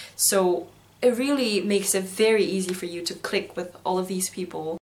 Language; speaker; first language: English; non-native, fluent; Korean